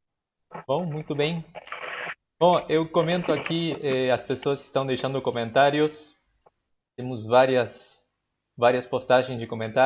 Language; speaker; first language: Portuguese; non-native, fluent; Spanish